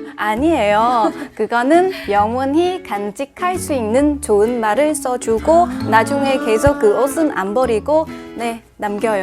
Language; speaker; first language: Korean; non-native, learner; Vietnamese